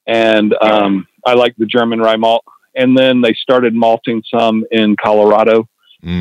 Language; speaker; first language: English; native; English